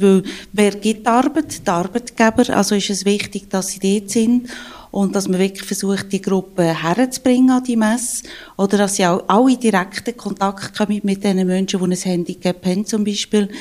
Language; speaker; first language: German; native; German